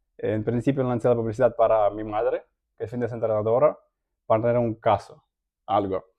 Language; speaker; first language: Spanish; non-native, fluent; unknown